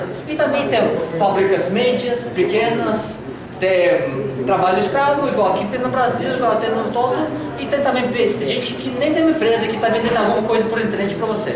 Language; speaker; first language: Portuguese; non-native, learner; Russian